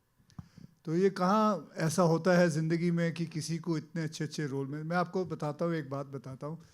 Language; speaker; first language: Hindi; native; Hindi